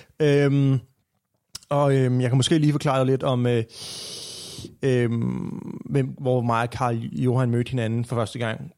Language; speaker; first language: Danish; native; Danish